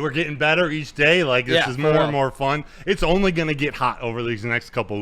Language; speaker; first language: English; native; English